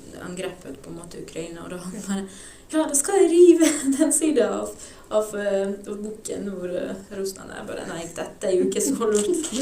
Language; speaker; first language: Norwegian; non-native, fluent; Ukrainian